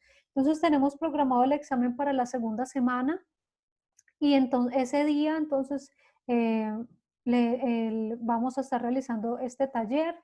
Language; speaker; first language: Spanish; native; Spanish